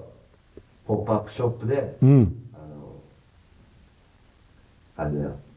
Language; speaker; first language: Japanese; native; Japanese